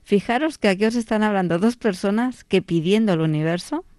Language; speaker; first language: Spanish; non-native, local second language; Catalan